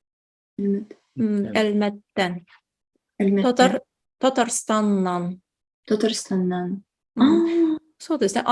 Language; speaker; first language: Japanese; non-native, fluent; Tatar